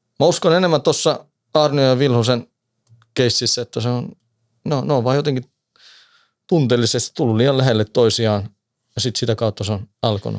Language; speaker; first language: Finnish; native; Finnish